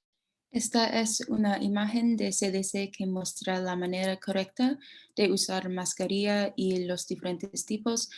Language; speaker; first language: Spanish; non-native, learner; English